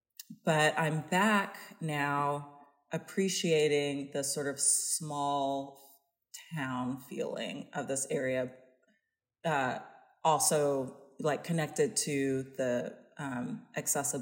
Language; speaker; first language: English; native; English